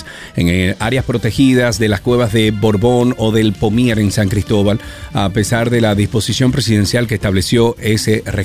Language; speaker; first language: Spanish; native; Spanish